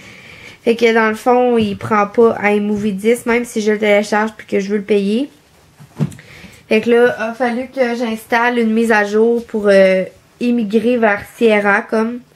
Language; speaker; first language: French; native; French